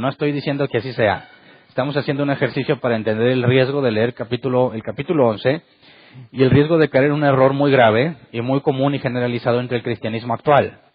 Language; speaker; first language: Spanish; native; Spanish